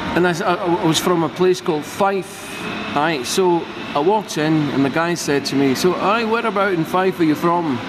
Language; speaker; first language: English; non-native, local second language; Afrikaans